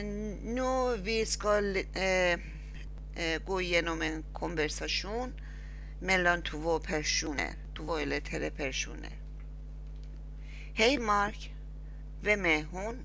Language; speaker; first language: Swedish; non-native, fluent; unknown